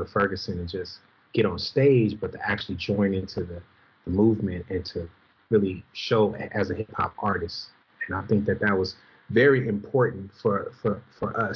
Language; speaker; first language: English; native; English